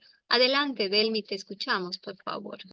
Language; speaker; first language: Spanish; native; Spanish